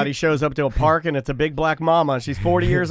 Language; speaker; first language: English; native; English